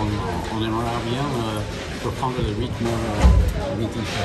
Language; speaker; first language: French; non-native, fluent; English